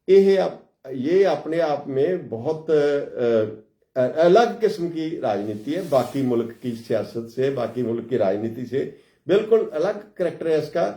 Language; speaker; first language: Hindi; non-native, local second language; Punjabi